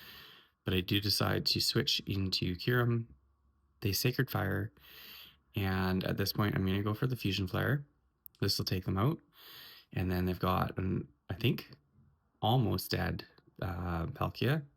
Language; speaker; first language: English; native; English